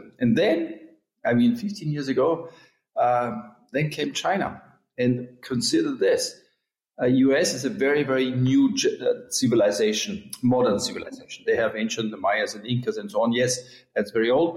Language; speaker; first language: English; non-native, fluent; German